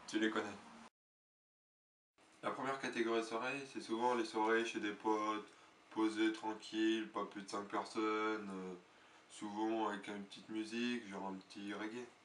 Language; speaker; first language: French; native; French